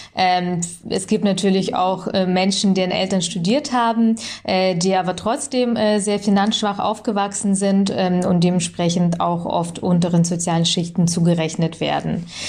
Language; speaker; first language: German; early bilingual, other home language; Russian